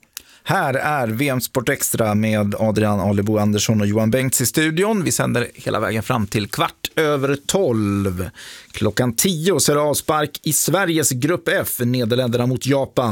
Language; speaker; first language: Swedish; native; Swedish